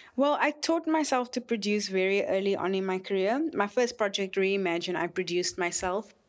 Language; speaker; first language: English; native; English